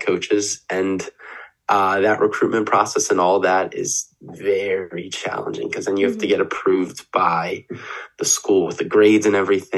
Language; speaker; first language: English; native; English